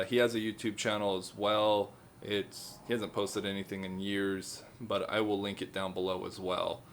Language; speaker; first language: English; native; English